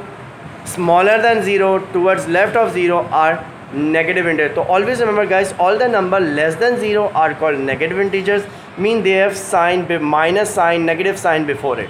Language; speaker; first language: English; non-native, local second language; Hindi